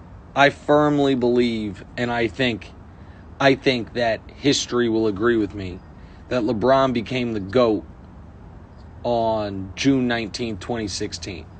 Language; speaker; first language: English; native; English